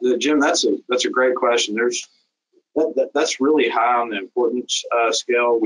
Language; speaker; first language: English; native; English